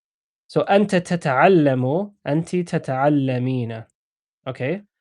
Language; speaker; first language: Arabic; non-native, fluent; English